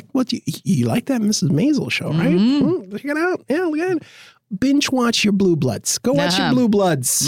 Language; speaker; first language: English; native; English